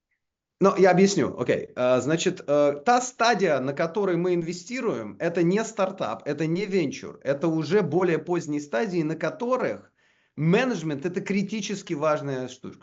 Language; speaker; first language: Russian; native; Russian